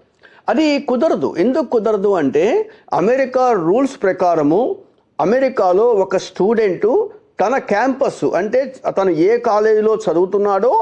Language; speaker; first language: Telugu; native; Telugu